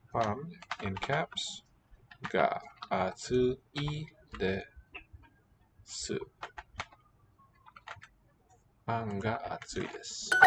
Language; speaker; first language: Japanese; non-native, learner; English